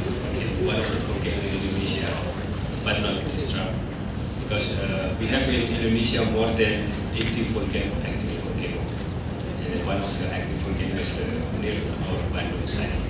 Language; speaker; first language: English; non-native, learner; Indonesian